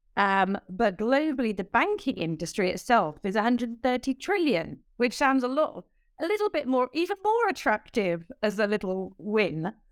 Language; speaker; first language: English; native; English